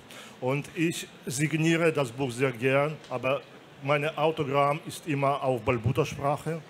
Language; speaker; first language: German; non-native, fluent; Belarusian